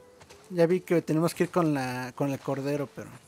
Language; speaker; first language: Spanish; native; Spanish